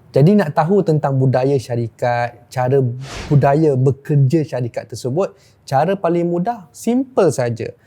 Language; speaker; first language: Malay; native; Malay